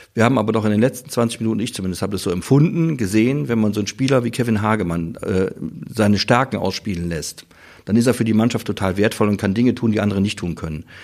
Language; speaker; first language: German; native; German